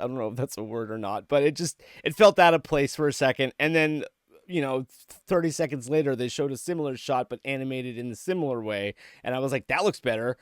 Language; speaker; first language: English; native; English